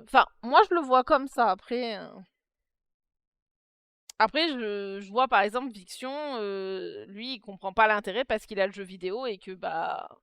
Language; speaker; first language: French; native; French